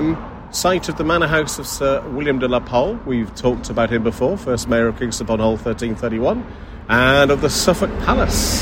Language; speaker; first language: English; native; English